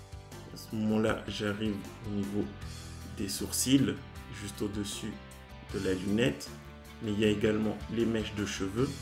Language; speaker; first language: French; native; French